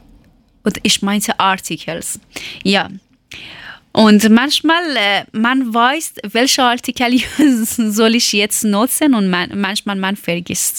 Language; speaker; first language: German; non-native, learner; Persian